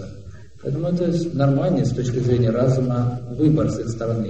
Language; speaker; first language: Russian; native; Russian